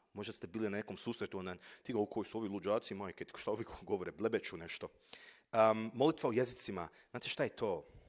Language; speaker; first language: Croatian; early bilingual, heritage; Croatian